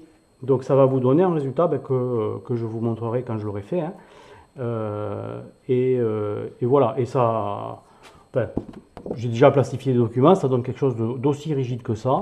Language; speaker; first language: French; native; French